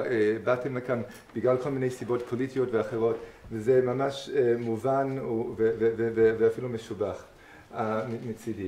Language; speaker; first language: Hebrew; non-native, fluent; English